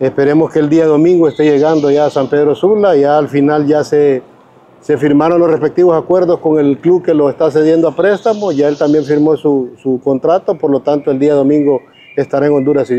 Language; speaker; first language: Spanish; native; Spanish